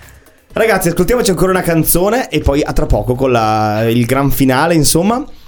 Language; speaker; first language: Italian; native; Italian